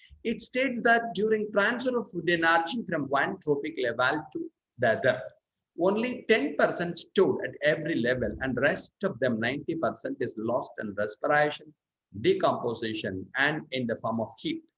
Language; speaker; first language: English; non-native, local second language; Tamil